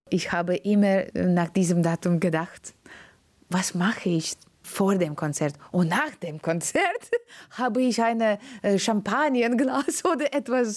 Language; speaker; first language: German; non-native, learner; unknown